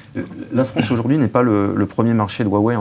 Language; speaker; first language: French; native; French